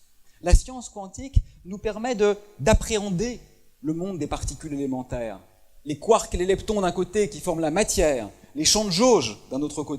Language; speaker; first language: French; native; French